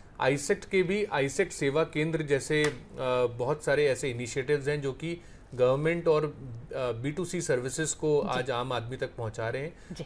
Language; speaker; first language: Hindi; native; Hindi